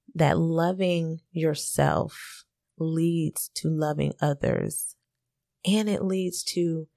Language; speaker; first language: English; native; English